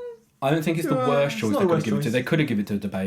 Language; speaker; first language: English; native; English